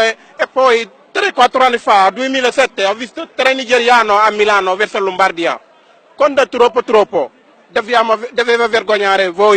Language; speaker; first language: Italian; non-native, learner; Wolof